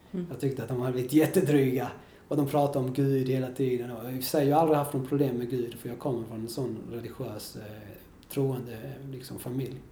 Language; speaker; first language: Swedish; early bilingual, other home language; Spanish